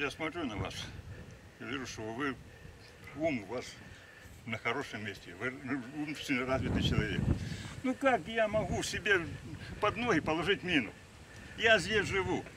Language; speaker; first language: Russian; native; Russian